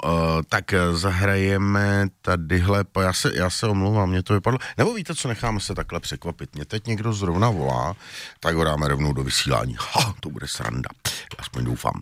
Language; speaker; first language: Czech; native; Czech